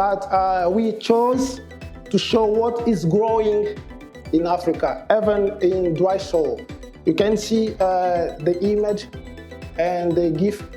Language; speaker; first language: English; non-native, learner; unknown